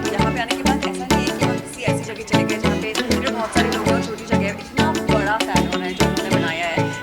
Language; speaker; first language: Hindi; native; Hindi